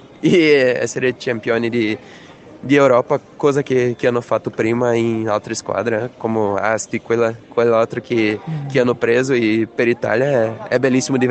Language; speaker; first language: Italian; non-native, fluent; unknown